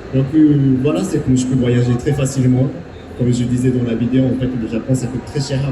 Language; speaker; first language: French; non-native, fluent; Japanese